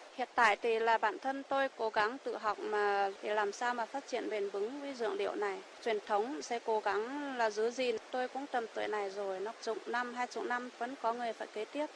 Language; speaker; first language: Vietnamese; non-native, local second language; Iu Mien